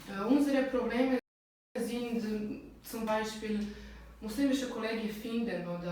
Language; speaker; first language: German; non-native, fluent; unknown